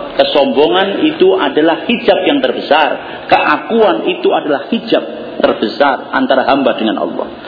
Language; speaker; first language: Indonesian; non-native, local second language; Javanese